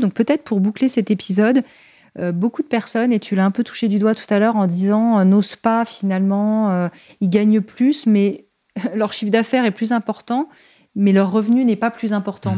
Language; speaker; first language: French; native; French